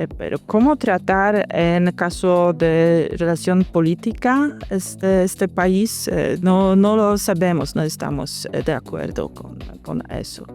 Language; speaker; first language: Spanish; non-native, fluent; Polish